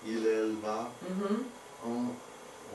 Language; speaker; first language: French; non-native, learner; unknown